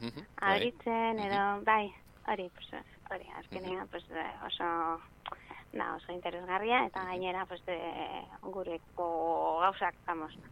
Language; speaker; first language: Basque; non-native, local second language; Spanish